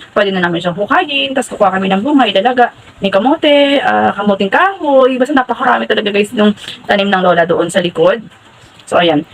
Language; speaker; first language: Filipino; non-native, local second language; Hiligaynon